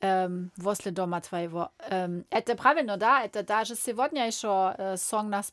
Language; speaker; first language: Russian; non-native, learner; German